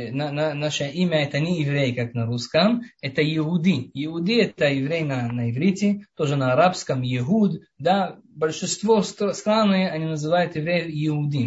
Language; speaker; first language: Russian; early bilingual, heritage; Russian